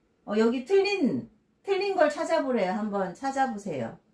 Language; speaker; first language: Korean; native; Korean